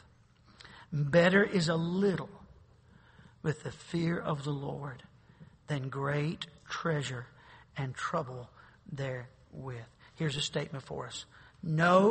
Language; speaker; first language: English; native; English